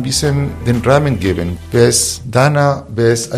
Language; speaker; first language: German; non-native, fluent; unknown